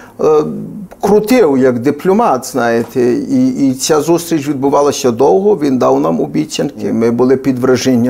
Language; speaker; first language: Ukrainian; early bilingual, heritage; Ukrainian